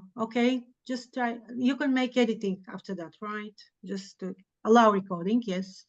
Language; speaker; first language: English; non-native, fluent; Bulgarian